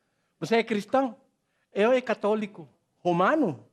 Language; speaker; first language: Portuguese; non-native, learner; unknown